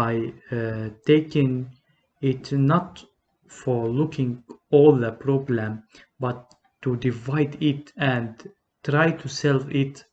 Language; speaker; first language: English; non-native, learner; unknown